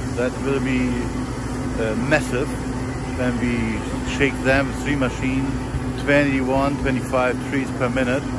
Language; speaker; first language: English; non-native, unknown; German